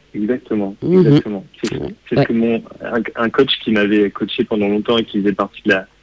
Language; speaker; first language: French; native; French